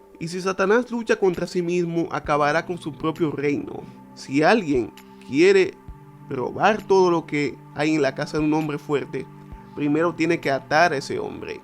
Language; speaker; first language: Spanish; native; Spanish